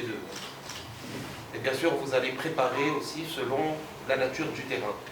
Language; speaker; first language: French; non-native, local second language; Arabic